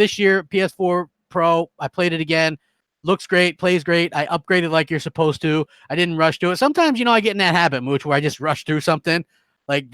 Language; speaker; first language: English; native; English